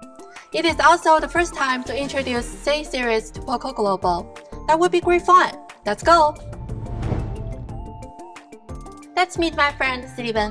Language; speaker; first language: English; non-native, fluent; Chinese